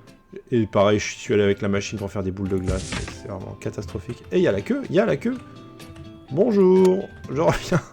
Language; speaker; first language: French; native; French